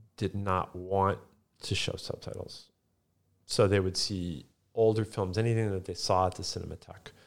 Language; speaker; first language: English; early bilingual, other home language; Italian